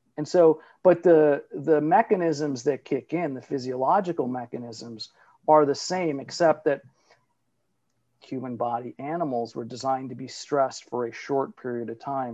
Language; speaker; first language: English; early bilingual, other home language; Italian